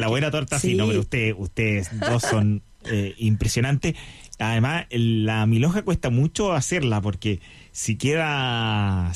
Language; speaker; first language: Spanish; native; Spanish